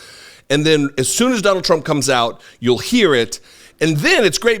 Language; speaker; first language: English; native; English